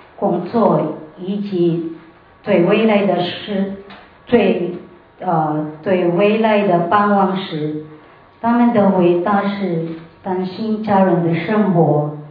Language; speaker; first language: Chinese; non-native, fluent; Filipino